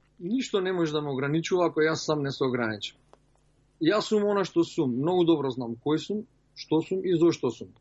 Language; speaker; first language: Macedonian; early bilingual, heritage; Macedonian